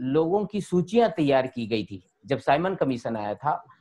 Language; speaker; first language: Hindi; native; Hindi